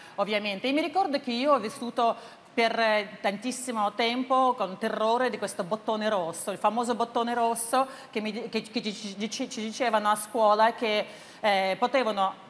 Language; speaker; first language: Italian; non-native, fluent; Russian